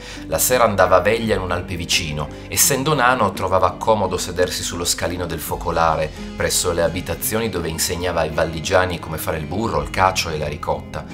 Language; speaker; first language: Italian; native; Italian